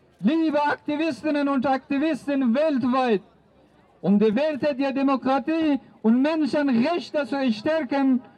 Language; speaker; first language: German; non-native, fluent; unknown